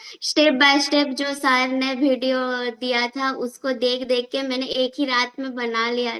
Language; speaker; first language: Hindi; non-native, local second language; Odia